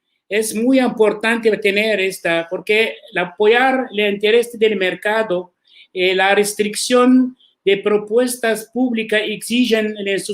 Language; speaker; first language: Spanish; non-native, learner; Arabic